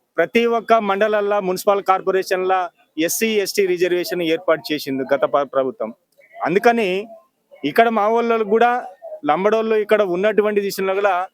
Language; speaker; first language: Telugu; non-native, local second language; Lambadi